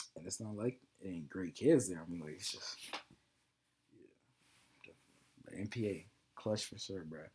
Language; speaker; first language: English; native; English